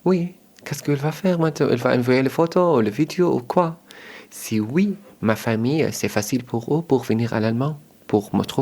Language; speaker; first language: French; early bilingual, other home language; Arabic